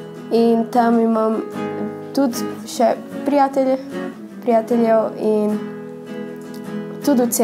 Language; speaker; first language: Slovenian; early bilingual, other home language; Portuguese